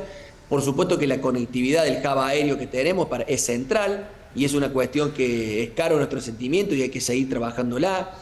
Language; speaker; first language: Spanish; native; Spanish